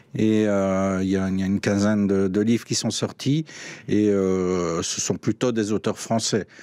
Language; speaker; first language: French; native; French